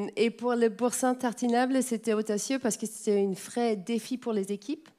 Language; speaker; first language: French; non-native, fluent; German